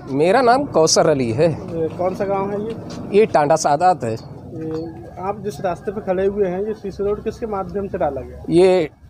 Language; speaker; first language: Hindi; native; Hindi